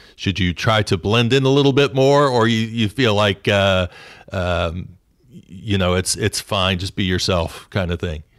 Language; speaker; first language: English; native; English